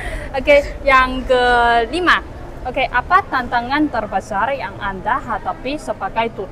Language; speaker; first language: Indonesian; non-native, fluent; Chinese